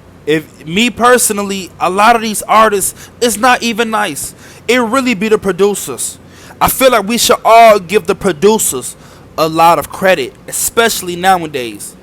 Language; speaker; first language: English; native; English